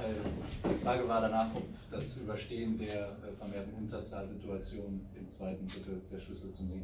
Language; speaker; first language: German; native; German